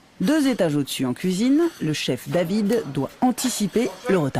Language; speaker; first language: French; native; French